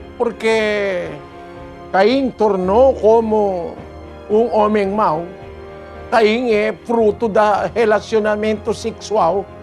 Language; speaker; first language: Portuguese; non-native, learner; Filipino